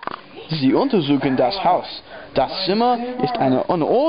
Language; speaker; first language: German; non-native, learner; English